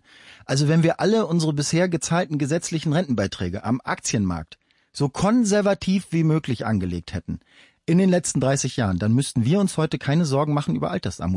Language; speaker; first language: German; native; German